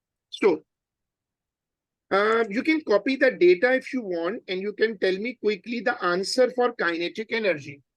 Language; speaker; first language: English; non-native, local second language; Urdu